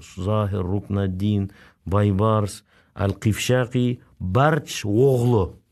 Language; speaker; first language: Kazakh; native; Kazakh